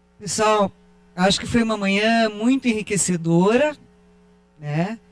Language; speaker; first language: Portuguese; native; Portuguese